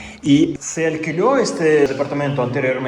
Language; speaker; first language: Spanish; non-native, fluent; Russian